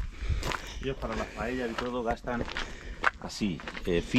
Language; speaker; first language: Spanish; native; Spanish